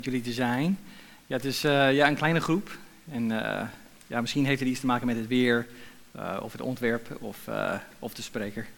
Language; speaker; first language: Dutch; non-native, fluent; English